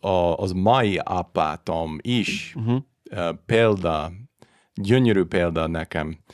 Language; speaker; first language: Hungarian; non-native, learner; English